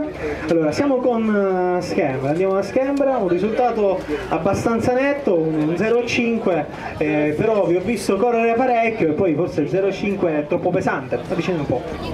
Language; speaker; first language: Italian; native; Italian